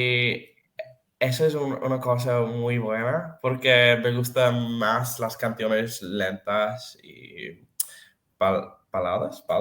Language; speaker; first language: Spanish; non-native, fluent; Serbian